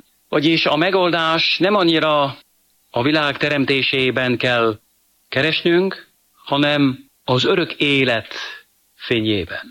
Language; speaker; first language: Hungarian; non-native, fluent; French